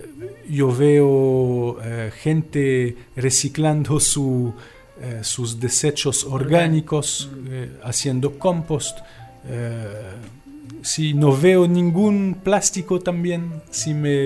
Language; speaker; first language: Spanish; non-native, fluent; French